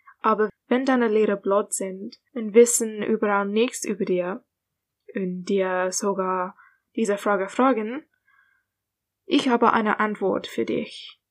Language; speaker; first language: German; non-native, learner; English